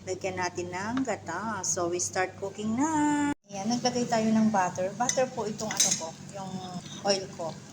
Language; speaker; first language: Filipino; non-native, local second language; Iloko